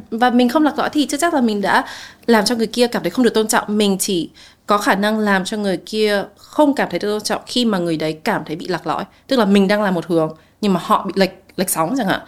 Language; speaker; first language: Vietnamese; native; Vietnamese